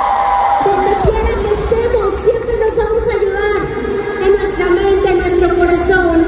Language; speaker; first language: Spanish; non-native, fluent; Portuguese